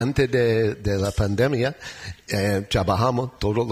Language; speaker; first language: Spanish; non-native, learner; English